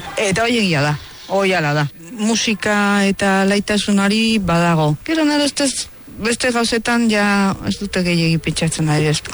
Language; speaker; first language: Basque; early bilingual, heritage; Basque